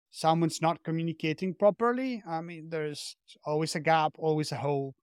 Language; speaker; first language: English; non-native, fluent; Spanish